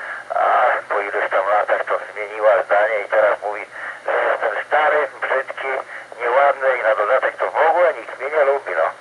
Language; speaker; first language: Polish; native; Polish